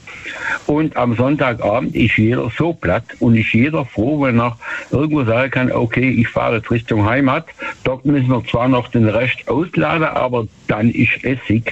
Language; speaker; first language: German; native; German